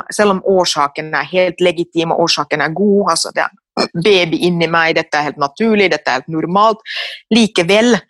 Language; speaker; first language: Norwegian; non-native, fluent; Finnish